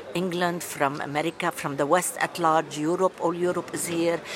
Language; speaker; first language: English; non-native, fluent; Arabic